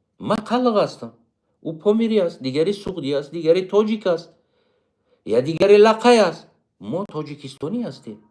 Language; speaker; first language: Tajik; native; Tajik